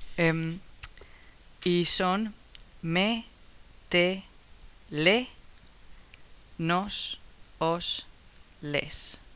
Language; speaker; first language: Spanish; non-native, fluent; English